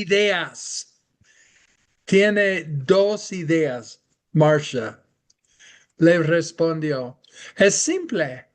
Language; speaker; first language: Spanish; non-native, fluent; English